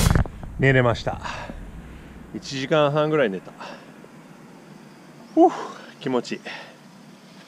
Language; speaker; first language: Japanese; non-native, fluent; English